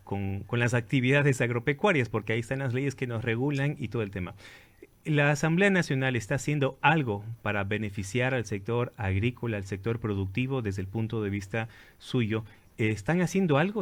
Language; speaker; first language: Spanish; native; Spanish